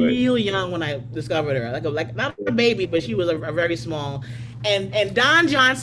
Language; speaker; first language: English; native; English